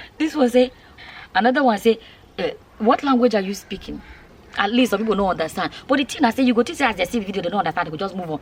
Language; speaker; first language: Nigerian Pidgin; native; Nigerian Pidgin